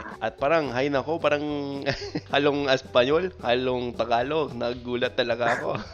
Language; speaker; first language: Filipino; non-native, fluent; English